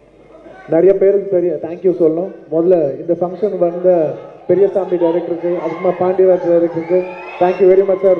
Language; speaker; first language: Tamil; non-native, local second language; Telugu